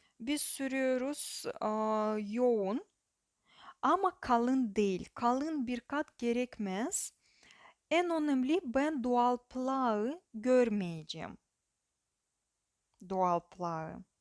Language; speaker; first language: Turkish; non-native, learner; Russian